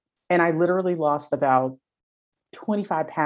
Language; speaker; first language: English; native; English